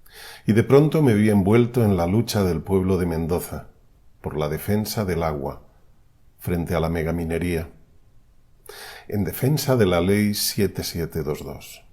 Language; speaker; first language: Spanish; native; Spanish